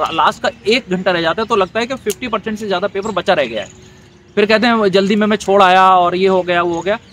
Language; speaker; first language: Hindi; native; Hindi